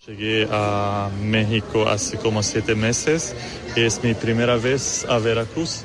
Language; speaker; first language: Spanish; non-native, fluent; Arabic